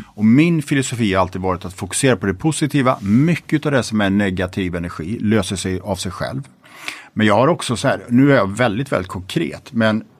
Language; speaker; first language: Swedish; native; Swedish